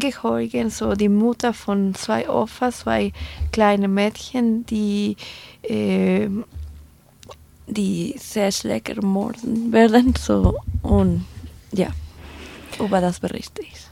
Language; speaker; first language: German; non-native, fluent; Spanish